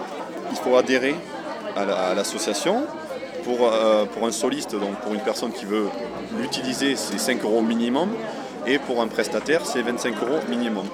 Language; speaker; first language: French; native; French